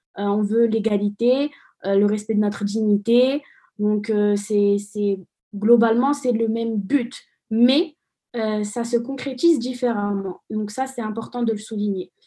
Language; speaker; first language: French; non-native, local second language; Arabic